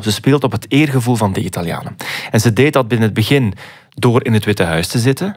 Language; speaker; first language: Dutch; native; Dutch